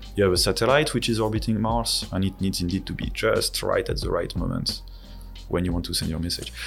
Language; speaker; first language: English; non-native, fluent; French